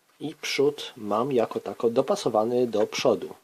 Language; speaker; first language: Polish; native; Polish